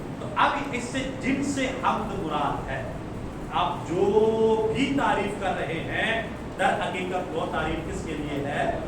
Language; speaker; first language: Urdu; non-native, local second language; Punjabi